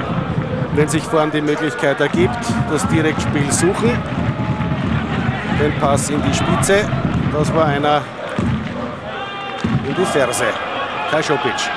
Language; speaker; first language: German; native; German